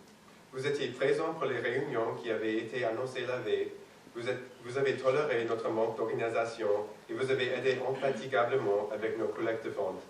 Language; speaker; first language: French; non-native, fluent; English